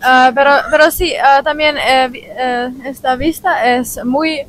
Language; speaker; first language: Spanish; non-native, learner; Finnish